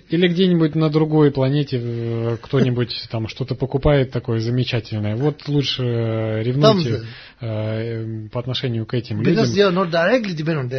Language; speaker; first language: Russian; native; Russian